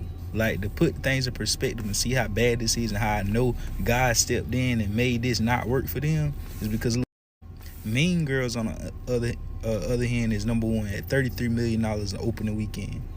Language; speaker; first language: English; native; English